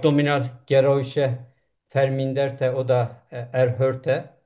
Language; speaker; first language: German; non-native, learner; Turkish